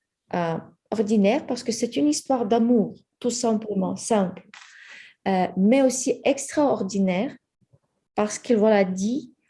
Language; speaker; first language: French; non-native, fluent; Ukrainian